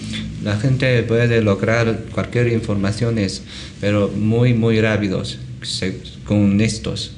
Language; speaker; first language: Spanish; non-native, learner; Chinese